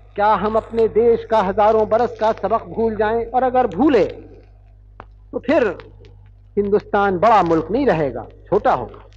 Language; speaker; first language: Hindi; native; Hindi